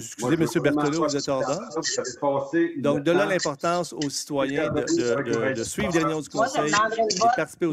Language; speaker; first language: French; native; French